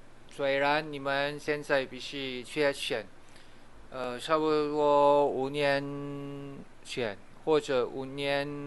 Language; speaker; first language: Chinese; non-native, fluent; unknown